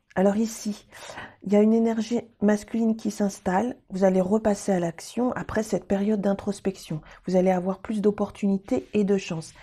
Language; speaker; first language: French; native; French